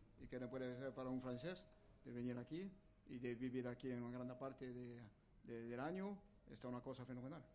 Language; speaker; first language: Spanish; non-native, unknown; French